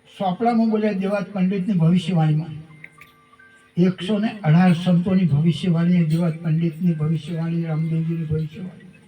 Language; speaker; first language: Gujarati; non-native, local second language; Bhili